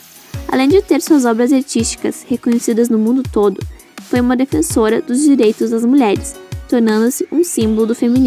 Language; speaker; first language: Portuguese; native; Portuguese